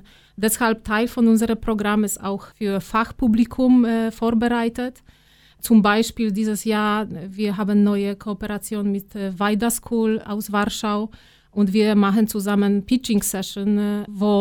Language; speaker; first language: German; non-native, fluent; Polish